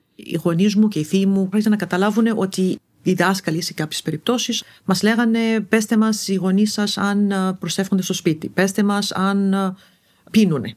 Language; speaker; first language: Greek; non-native, fluent; Arabic